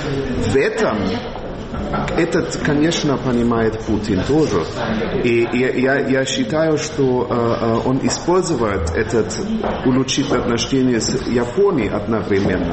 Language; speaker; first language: Russian; non-native, fluent; German